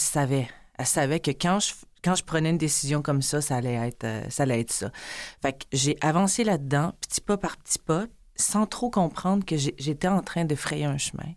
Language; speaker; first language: French; native; French